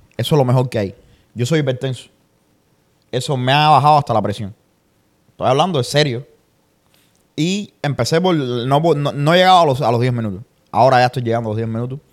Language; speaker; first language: Spanish; native; Spanish